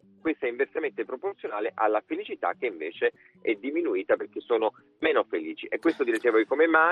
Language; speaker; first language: Italian; native; Italian